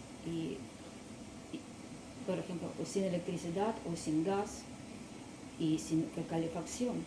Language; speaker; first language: Spanish; non-native, learner; Russian